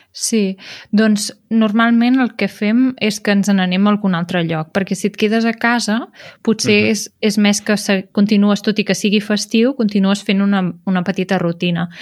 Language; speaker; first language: Catalan; native; Catalan